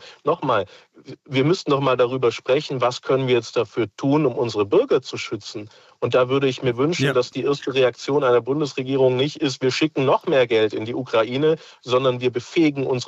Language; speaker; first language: German; native; German